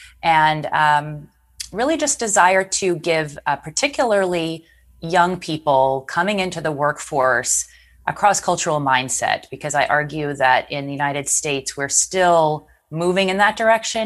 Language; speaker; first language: English; native; English